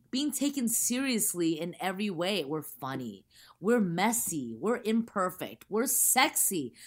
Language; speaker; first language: English; early bilingual, other home language; Chinese